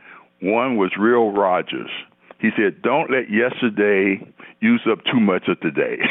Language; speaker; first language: English; native; English